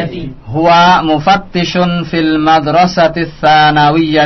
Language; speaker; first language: Arabic; non-native, fluent; Indonesian